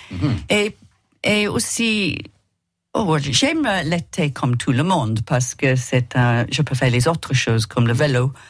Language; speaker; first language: French; non-native, learner; English